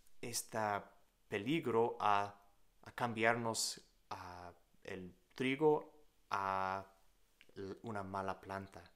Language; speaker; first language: Spanish; non-native, learner; English